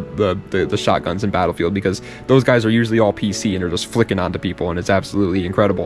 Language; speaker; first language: English; native; English